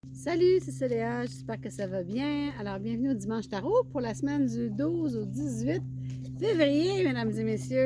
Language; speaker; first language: French; native; French